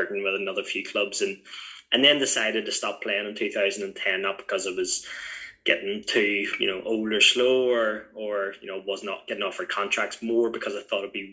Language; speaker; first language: English; native; English